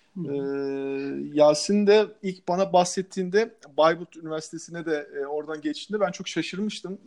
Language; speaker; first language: Turkish; native; Turkish